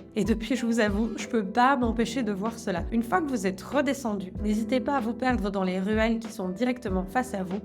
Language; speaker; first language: French; native; French